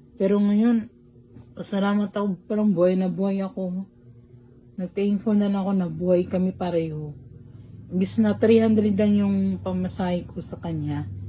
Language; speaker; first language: Filipino; native; Filipino